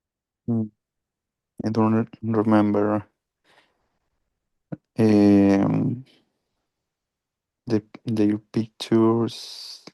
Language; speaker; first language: English; non-native, learner; Spanish